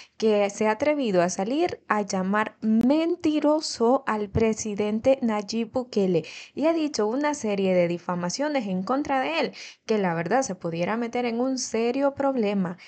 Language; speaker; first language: Spanish; native; Spanish